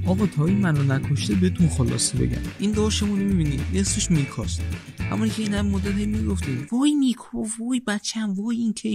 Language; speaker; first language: Persian; native; Persian